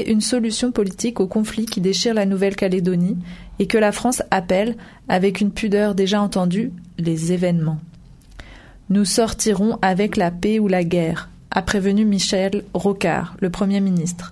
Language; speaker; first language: French; native; French